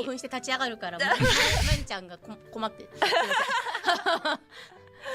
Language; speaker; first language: Japanese; native; Japanese